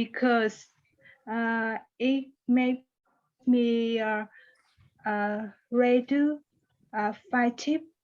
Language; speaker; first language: English; non-native, learner; Vietnamese